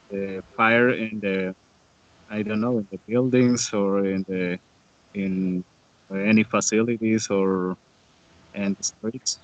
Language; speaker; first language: English; non-native, learner; Spanish